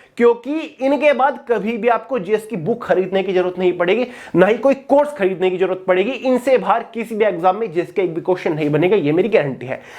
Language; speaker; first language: Hindi; native; Hindi